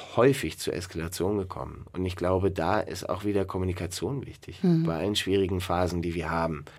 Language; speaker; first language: German; native; German